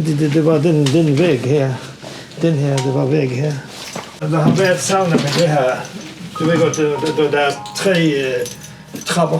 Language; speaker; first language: Danish; non-native, fluent; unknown